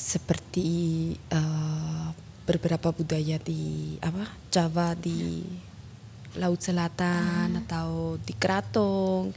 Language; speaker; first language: Indonesian; non-native, learner; Spanish